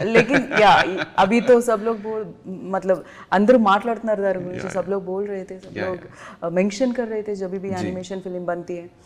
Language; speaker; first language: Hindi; non-native, local second language; Telugu